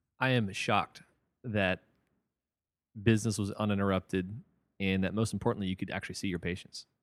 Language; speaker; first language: English; native; English